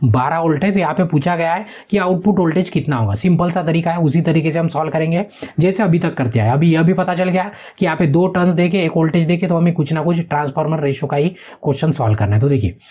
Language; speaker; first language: Hindi; non-native, local second language; Marathi